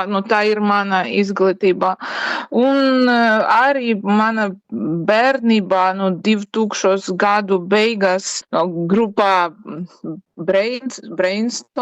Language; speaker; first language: Latvian; non-native, learner; Ukrainian